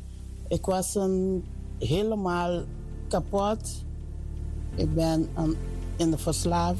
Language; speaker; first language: Dutch; non-native, learner; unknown